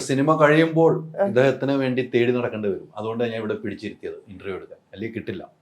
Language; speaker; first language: Malayalam; native; Malayalam